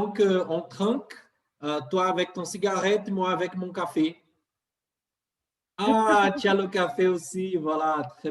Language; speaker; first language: French; non-native, fluent; Portuguese